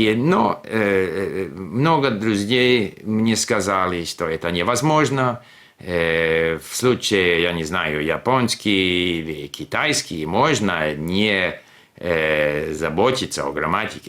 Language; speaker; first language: Russian; non-native, fluent; English